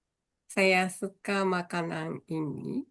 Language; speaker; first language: Indonesian; non-native, learner; Japanese